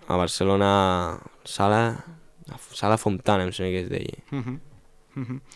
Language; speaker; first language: Catalan; non-native, local second language; Spanish